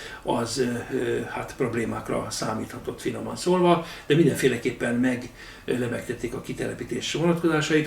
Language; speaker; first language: Hungarian; native; Hungarian